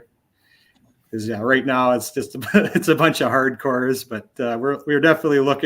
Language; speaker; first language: English; native; English